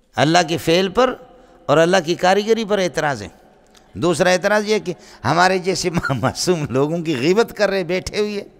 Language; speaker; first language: Urdu; non-native, local second language; Brahui